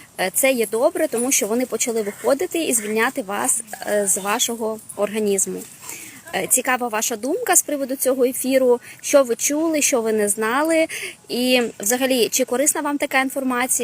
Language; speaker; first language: Ukrainian; non-native, local second language; Russian